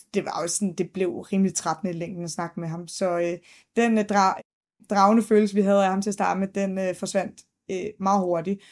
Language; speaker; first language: Danish; native; Danish